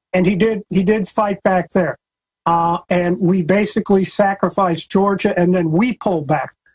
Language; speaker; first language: English; native; English